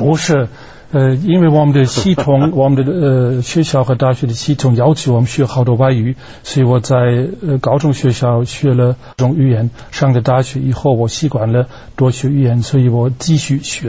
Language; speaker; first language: Chinese; non-native, fluent; German